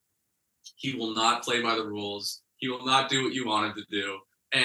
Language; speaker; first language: English; native; English